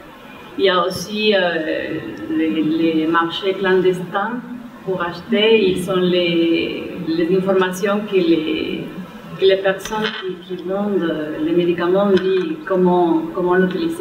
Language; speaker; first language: French; non-native, fluent; Spanish